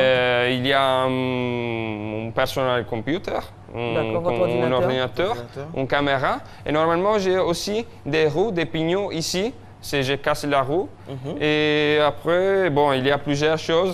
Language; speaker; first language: French; non-native, fluent; Italian